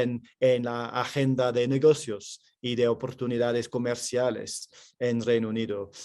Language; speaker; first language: Spanish; non-native, fluent; English